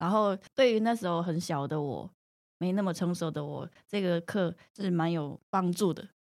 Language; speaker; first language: Chinese; non-native, fluent; Korean